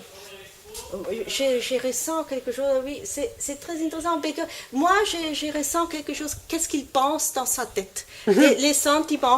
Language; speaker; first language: French; non-native, learner; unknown